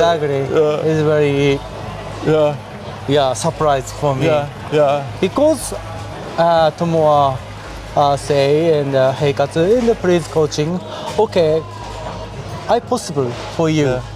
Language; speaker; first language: English; non-native, learner; Japanese